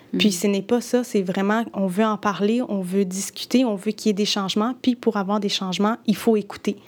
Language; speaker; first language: French; early bilingual, other home language; Spanish